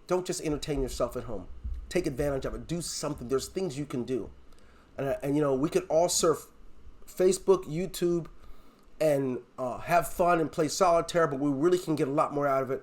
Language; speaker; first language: English; native; English